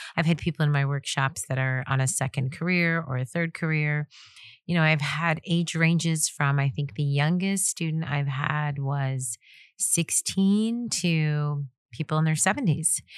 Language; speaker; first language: English; native; English